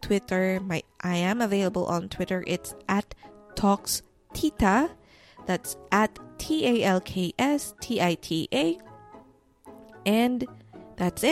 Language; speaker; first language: English; non-native, local second language; Filipino